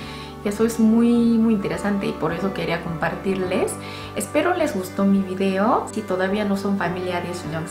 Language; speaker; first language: Spanish; non-native, fluent; Korean